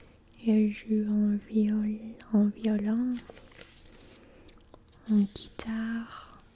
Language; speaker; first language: French; non-native, learner; English